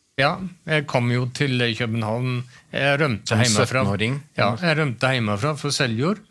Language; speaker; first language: Norwegian; native; Norwegian